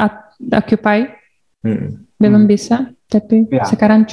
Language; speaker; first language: Indonesian; non-native, learner; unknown